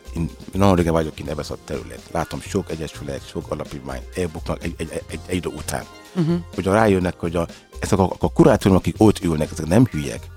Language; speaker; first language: Hungarian; non-native, learner; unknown